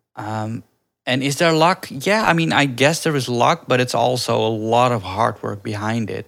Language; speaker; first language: English; early bilingual, other home language; Dutch